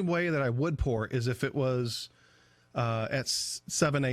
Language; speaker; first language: English; native; English